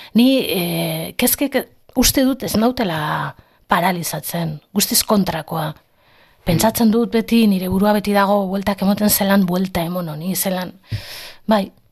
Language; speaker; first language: Basque; non-native, local second language; Spanish